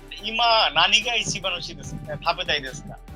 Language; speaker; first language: Japanese; non-native, fluent; Bangla